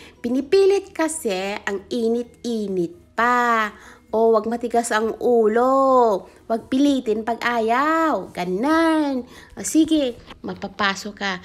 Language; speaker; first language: Filipino; non-native, local second language; Iloko